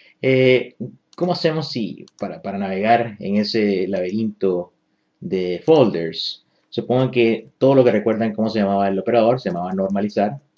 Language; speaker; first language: Spanish; native; Spanish